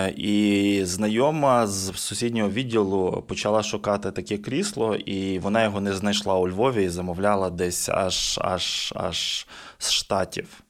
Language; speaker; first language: Ukrainian; native; Ukrainian